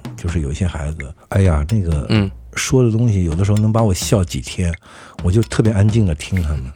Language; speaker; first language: Chinese; native; Chinese